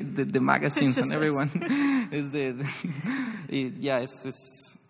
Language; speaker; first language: English; non-native, fluent; Spanish